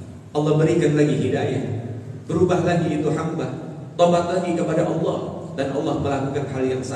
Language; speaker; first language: Indonesian; native; Indonesian